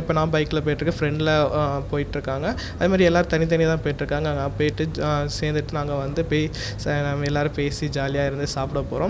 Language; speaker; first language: Tamil; native; Tamil